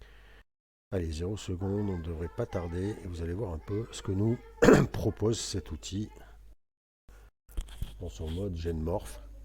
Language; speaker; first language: French; native; French